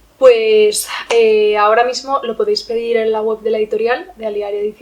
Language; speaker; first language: Spanish; native; Spanish